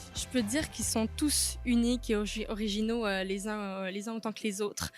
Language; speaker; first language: French; native; French